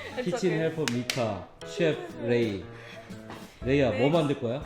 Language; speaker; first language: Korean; native; Korean